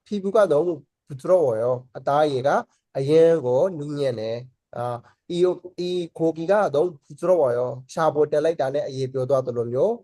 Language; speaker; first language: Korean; non-native, fluent; Burmese